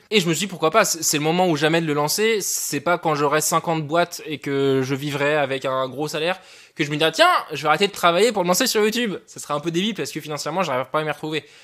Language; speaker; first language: French; native; French